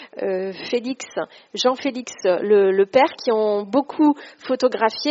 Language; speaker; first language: French; native; French